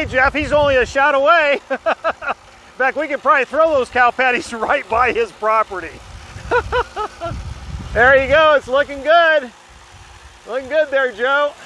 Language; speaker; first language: English; native; English